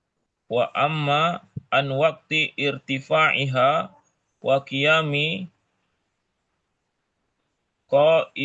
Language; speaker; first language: Arabic; non-native, learner; Indonesian